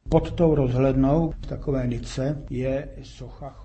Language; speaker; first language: Czech; native; Czech